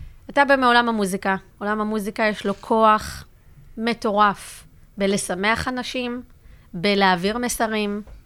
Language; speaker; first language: Hebrew; native; Hebrew